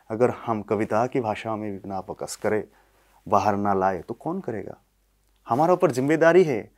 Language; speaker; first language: Hindi; non-native, local second language; Bangla